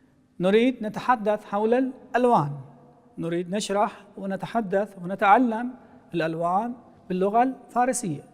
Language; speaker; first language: Arabic; non-native, fluent; Persian